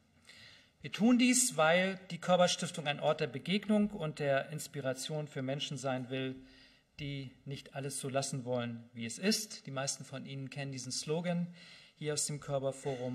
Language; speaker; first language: German; native; German